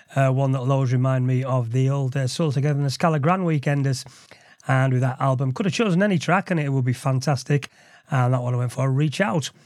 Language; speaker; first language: English; native; English